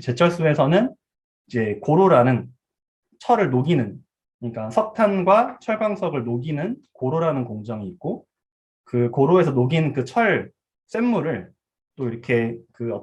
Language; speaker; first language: Korean; early bilingual, heritage; Korean